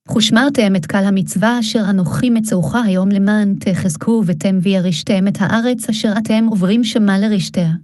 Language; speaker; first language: Hebrew; non-native, fluent; English